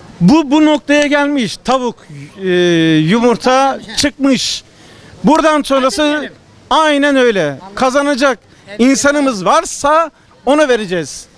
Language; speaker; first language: Turkish; native; Turkish